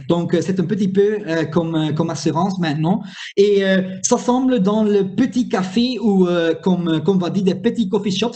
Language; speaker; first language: French; non-native, local second language; Dutch